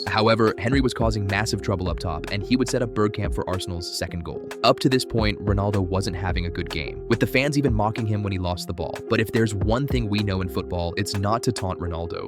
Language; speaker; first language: English; native; English